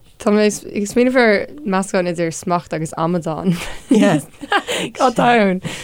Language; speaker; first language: Irish; non-native, local second language; English